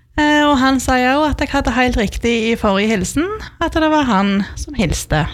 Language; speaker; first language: Norwegian; native; Norwegian